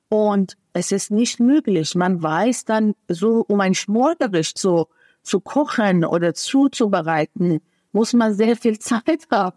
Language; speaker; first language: German; non-native, fluent; Persian